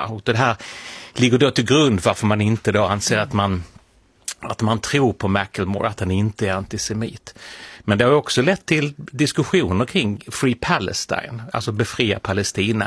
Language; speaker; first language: Swedish; native; Swedish